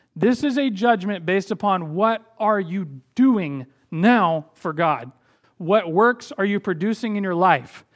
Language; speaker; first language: English; native; English